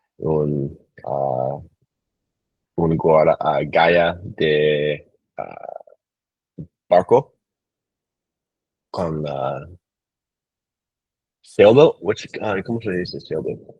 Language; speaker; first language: Spanish; non-native, learner; English